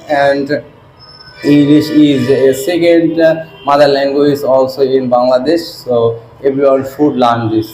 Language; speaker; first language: English; non-native, learner; Bangla